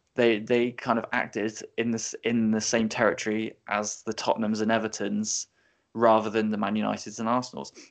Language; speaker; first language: English; native; English